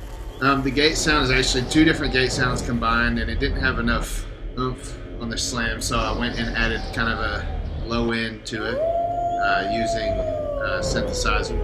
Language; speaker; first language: English; native; English